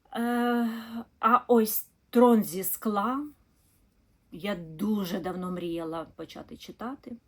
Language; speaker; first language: Ukrainian; non-native, local second language; Russian